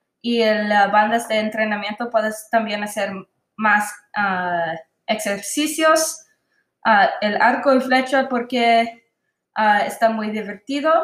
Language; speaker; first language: Spanish; non-native, learner; English